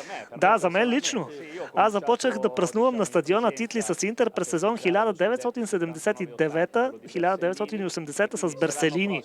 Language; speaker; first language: Bulgarian; non-native, fluent; Italian